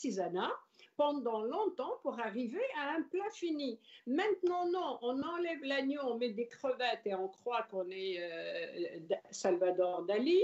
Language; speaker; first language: French; non-native, local second language; Arabic